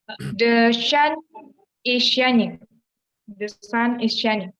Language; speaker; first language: English; non-native, learner; Indonesian